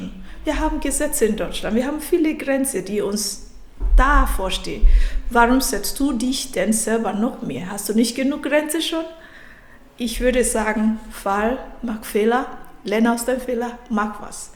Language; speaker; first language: German; non-native, fluent; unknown